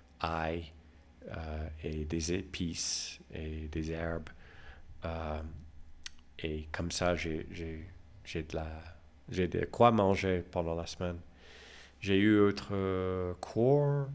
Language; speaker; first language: French; non-native, fluent; English